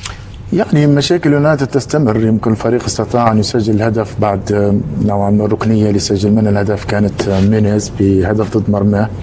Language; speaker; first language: Arabic; native; Arabic